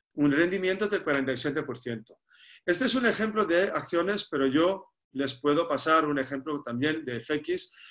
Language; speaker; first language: Spanish; non-native, fluent; Greek